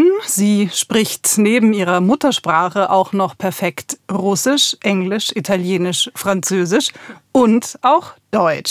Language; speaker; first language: German; native; German